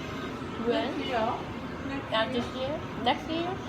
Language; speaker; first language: English; non-native, learner; Korean